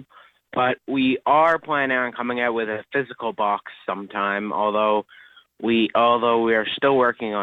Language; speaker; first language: English; native; English